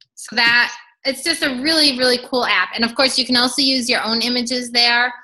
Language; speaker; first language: English; native; English